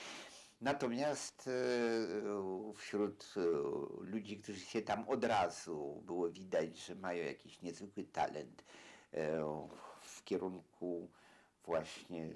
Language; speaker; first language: Polish; native; Polish